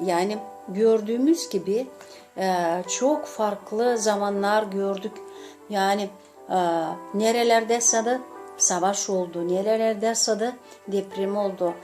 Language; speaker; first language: Turkish; non-native, fluent; Gagauz